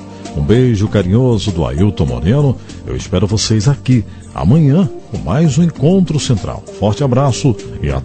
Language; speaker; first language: Portuguese; native; Portuguese